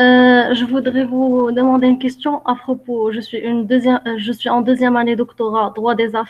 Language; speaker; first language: French; non-native, local second language; Arabic